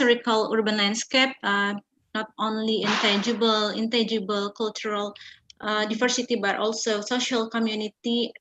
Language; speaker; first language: English; non-native, fluent; Indonesian